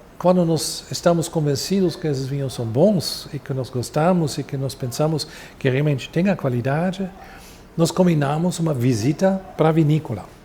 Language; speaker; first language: Portuguese; non-native, fluent; German